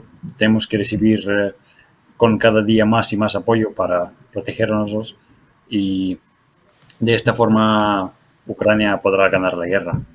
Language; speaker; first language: Spanish; non-native, fluent; Ukrainian